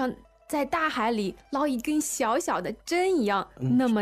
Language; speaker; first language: Chinese; native; Chinese